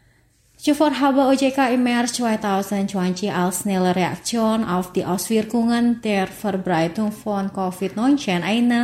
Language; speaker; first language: German; non-native, fluent; Indonesian